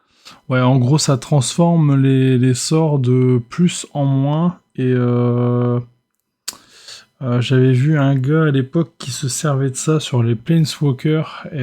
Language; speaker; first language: French; native; French